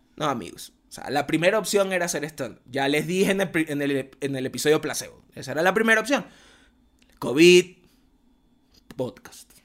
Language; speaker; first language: Spanish; native; Spanish